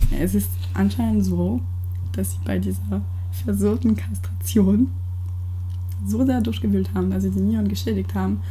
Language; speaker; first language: German; non-native, fluent; French